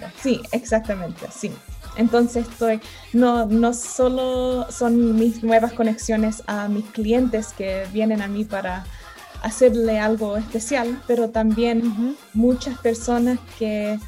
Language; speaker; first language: Spanish; early bilingual, heritage; Spanish